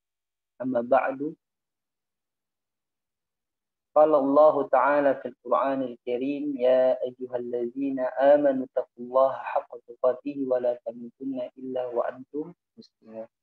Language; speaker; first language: Arabic; non-native, fluent; Indonesian